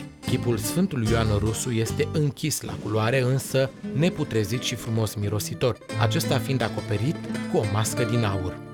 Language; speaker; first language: Romanian; native; Romanian